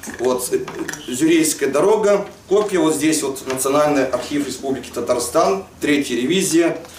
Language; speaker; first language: Russian; native; Russian